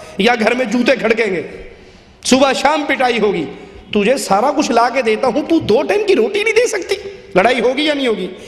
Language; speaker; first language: Urdu; non-native, local second language; Punjabi